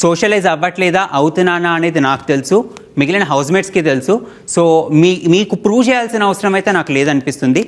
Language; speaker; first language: Telugu; native; Telugu